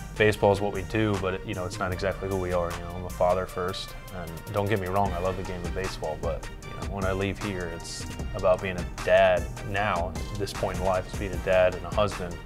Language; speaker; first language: English; native; English